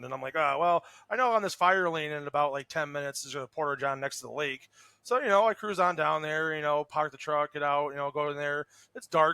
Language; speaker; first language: English; native; English